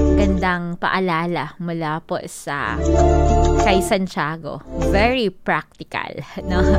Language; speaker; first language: Filipino; non-native, local second language; Cebuano